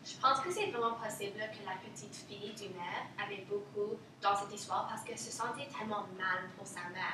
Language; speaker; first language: French; non-native, local second language; English